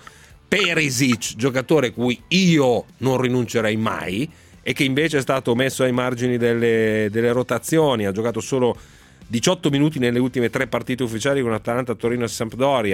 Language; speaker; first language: Italian; native; Italian